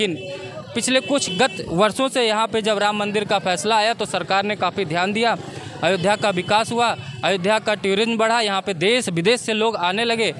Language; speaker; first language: Hindi; native; Hindi